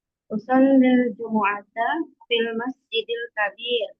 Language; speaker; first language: Arabic; non-native, learner; Indonesian